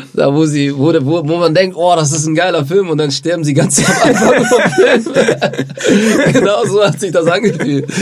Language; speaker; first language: German; native; German